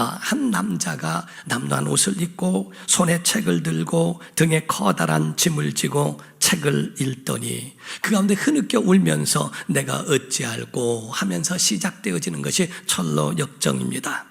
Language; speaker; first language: Korean; native; Korean